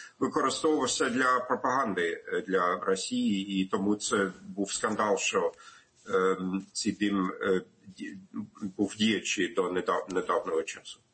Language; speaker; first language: Ukrainian; non-native, fluent; German